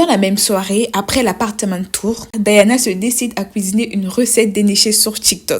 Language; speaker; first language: French; native; French